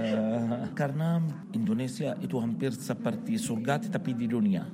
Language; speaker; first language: Indonesian; non-native, fluent; Arabic